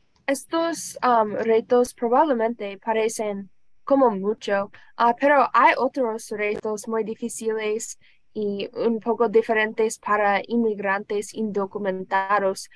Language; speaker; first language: Spanish; non-native, learner; English